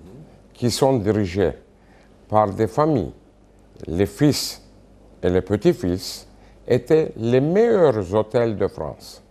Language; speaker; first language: French; non-native, fluent; Turkish